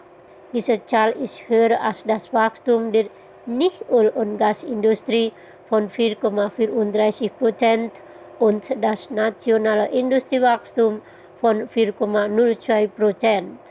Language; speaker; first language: German; non-native, fluent; Indonesian